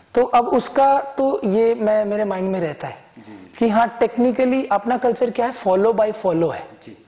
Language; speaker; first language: Hindi; native; Hindi